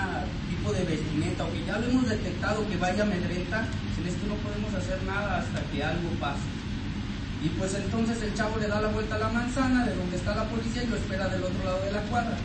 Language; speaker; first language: Spanish; native; Spanish